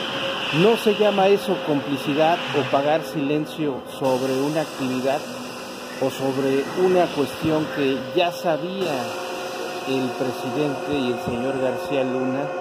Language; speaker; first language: Spanish; native; Spanish